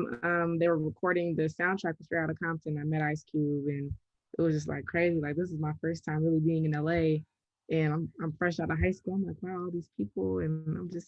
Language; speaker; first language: English; native; English